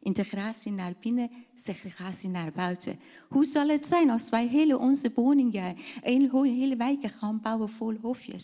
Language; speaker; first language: Dutch; non-native, fluent; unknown